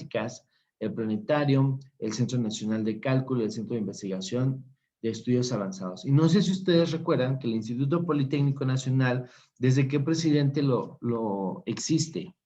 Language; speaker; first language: Spanish; native; Spanish